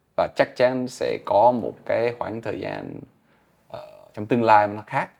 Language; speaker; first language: Vietnamese; non-native, fluent; English